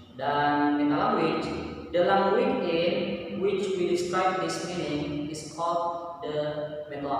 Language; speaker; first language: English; non-native, learner; Indonesian